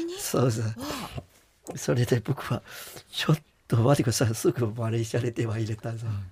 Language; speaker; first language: Japanese; non-native, fluent; Chinese